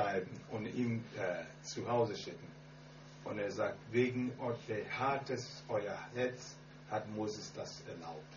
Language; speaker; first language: German; non-native, learner; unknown